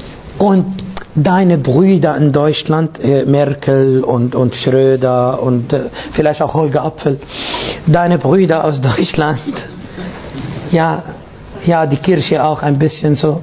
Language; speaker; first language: German; non-native, fluent; Arabic